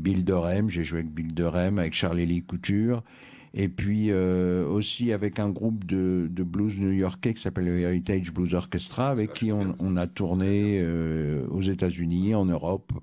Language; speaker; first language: French; native; French